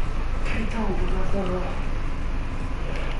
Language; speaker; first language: French; native; French